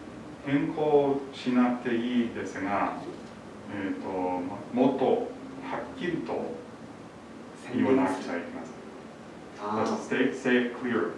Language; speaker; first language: Japanese; non-native, learner; English